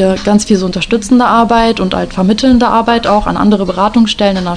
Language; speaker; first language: German; native; German